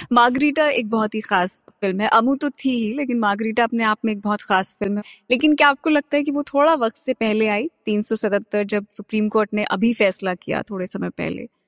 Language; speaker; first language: Hindi; native; Hindi